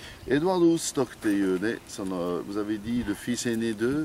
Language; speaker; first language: French; non-native, fluent; Japanese